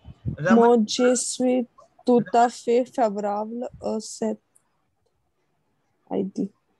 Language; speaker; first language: French; non-native, learner; Hindi